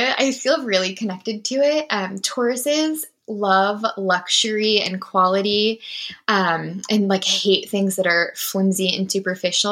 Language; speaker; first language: English; native; English